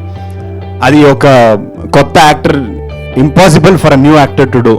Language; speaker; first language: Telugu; non-native, learner; Kannada